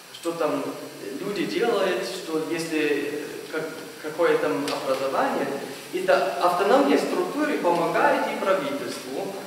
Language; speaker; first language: Russian; non-native, fluent; German